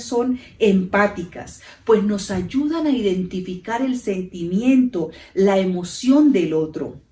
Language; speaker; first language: Spanish; native; Spanish